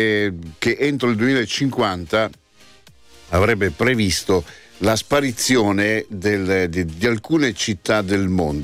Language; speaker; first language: Italian; native; Italian